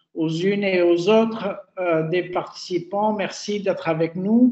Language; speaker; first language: French; non-native, local second language; Arabic